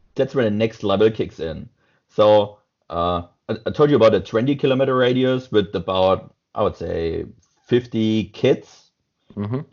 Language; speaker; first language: English; non-native, fluent; German